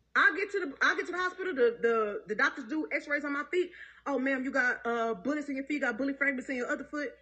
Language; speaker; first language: English; native; English